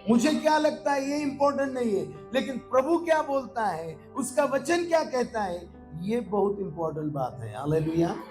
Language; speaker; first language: Hindi; non-native, local second language; Marathi